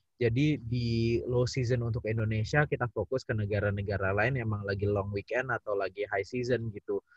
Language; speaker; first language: Indonesian; native; Indonesian